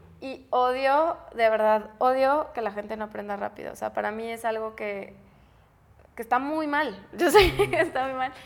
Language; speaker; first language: Spanish; native; Spanish